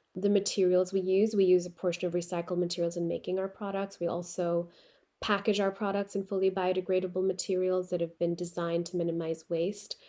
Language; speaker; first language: English; non-native, local second language; Urdu